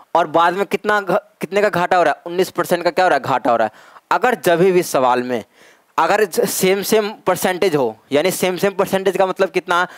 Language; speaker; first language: Hindi; native; Hindi